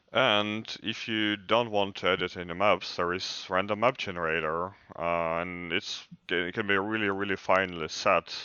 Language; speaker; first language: English; non-native, fluent; Ukrainian